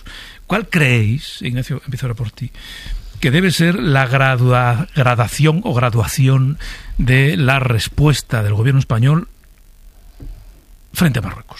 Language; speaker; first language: Spanish; native; Spanish